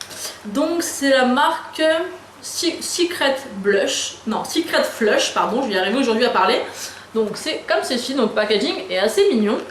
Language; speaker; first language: French; native; French